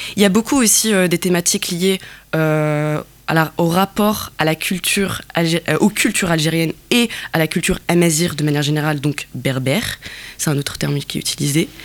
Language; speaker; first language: French; non-native, local second language; Kabyle